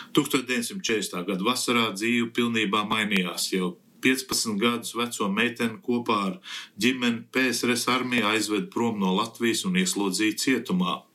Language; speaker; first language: Latvian; early bilingual, heritage; Latvian